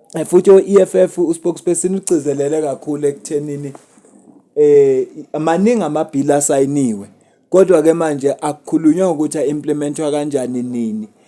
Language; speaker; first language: Zulu; native; Zulu